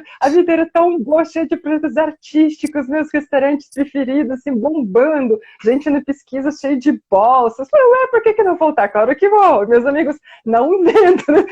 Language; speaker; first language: Portuguese; non-native, fluent; Russian